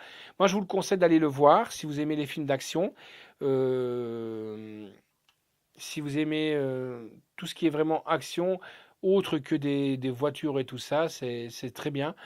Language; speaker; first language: French; native; French